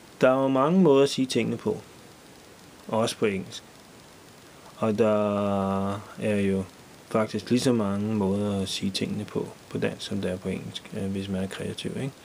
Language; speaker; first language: Danish; native; Danish